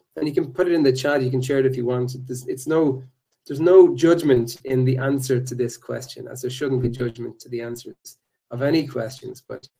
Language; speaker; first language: English; native; English